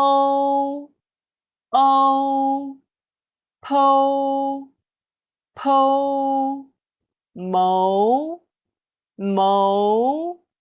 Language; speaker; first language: Chinese; native; Chinese